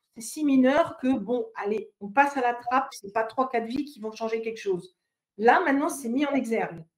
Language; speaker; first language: French; native; French